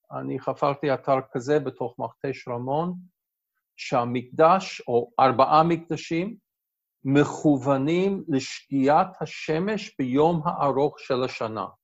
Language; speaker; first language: Hebrew; non-native, fluent; English